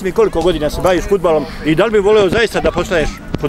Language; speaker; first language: Serbian; native; Serbian